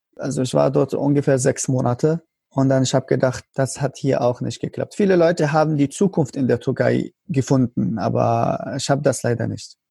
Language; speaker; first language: German; non-native, learner; Arabic